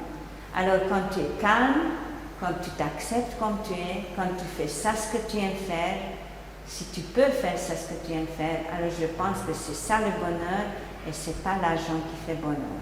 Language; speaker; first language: French; non-native, fluent; Hungarian